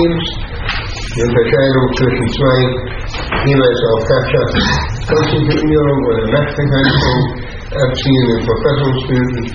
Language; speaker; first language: German; native; German